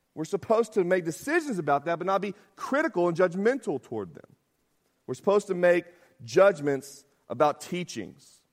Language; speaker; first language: English; native; English